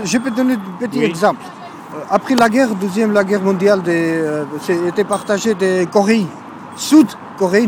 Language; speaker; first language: French; non-native, learner; Georgian